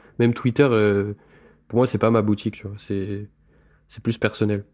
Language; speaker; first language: French; native; French